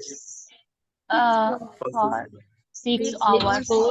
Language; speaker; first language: English; non-native, learner; Hindi